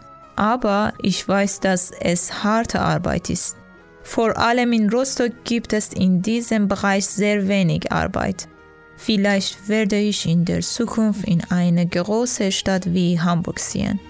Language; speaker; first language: German; non-native, learner; Persian